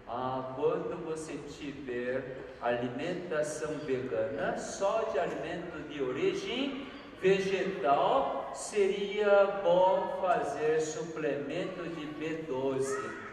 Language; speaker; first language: Portuguese; non-native, fluent; Korean